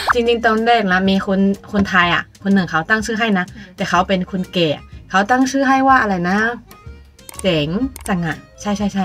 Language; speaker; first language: Thai; non-native, fluent; Chinese